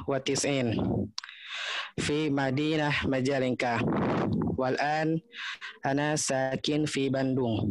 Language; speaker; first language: Arabic; non-native, learner; Indonesian